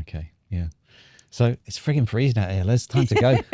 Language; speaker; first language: English; native; English